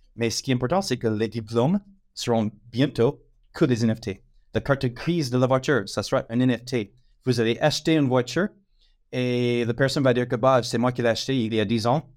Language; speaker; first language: French; non-native, fluent; English